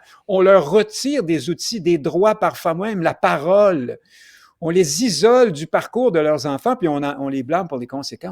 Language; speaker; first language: French; native; French